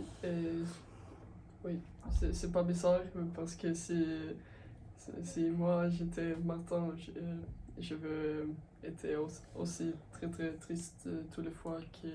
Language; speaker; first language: French; non-native, learner; Swedish